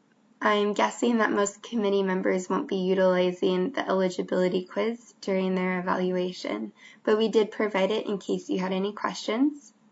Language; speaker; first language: English; native; English